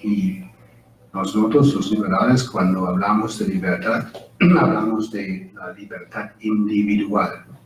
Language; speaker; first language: Spanish; non-native, fluent; German